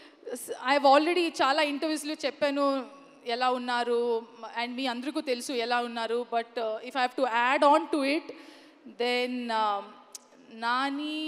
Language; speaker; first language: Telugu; non-native, local second language; Kannada